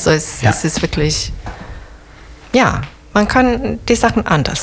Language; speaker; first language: German; non-native, fluent; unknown